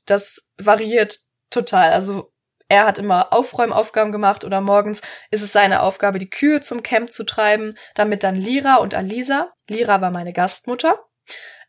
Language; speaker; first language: German; native; German